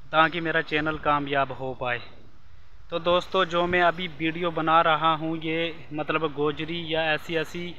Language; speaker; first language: Hindi; native; Hindi